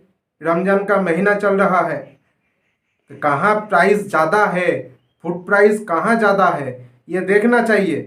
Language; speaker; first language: Hindi; non-native, local second language; Bangla